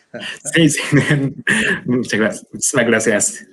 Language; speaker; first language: Spanish; non-native, learner; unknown